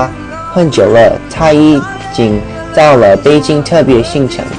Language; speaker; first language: Chinese; non-native, learner; English